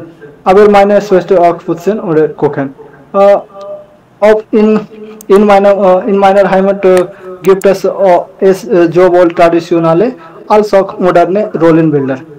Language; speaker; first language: German; non-native, learner; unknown